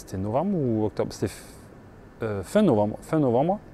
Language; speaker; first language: French; native; French